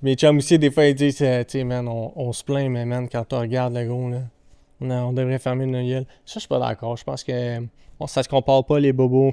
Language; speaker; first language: French; native; French